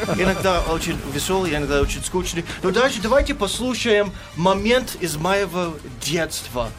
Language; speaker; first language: Russian; non-native, fluent; English